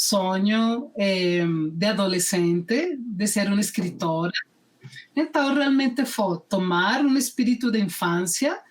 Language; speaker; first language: Portuguese; non-native, fluent; Spanish